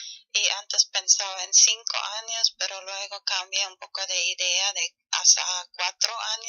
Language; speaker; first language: Spanish; non-native, fluent; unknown